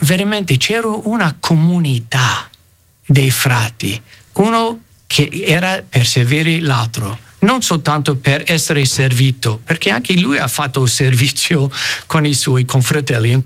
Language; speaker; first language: Italian; non-native, fluent; English